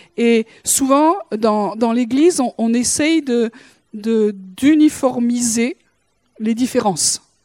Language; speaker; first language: French; native; French